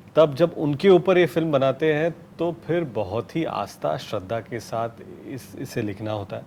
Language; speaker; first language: Hindi; non-native, local second language; Marathi